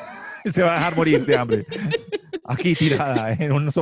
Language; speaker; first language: Spanish; native; Spanish